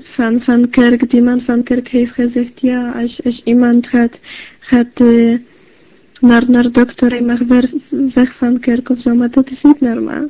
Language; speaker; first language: Dutch; non-native, learner; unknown